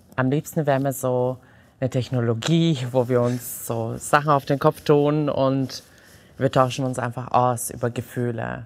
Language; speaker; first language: German; non-native, fluent; Serbian